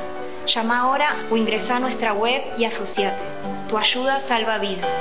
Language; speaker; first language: Spanish; native; Spanish